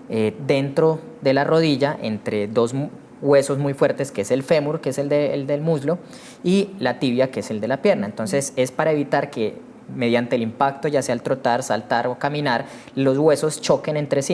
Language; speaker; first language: Spanish; native; Spanish